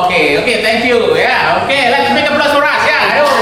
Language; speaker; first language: English; non-native, fluent; Indonesian